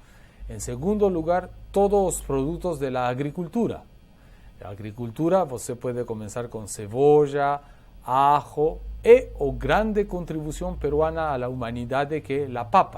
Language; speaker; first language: Portuguese; non-native, learner; Spanish